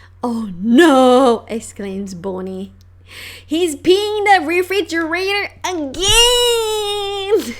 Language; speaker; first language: English; non-native, fluent; Thai